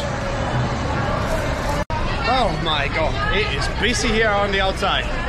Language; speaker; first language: English; non-native, fluent; Danish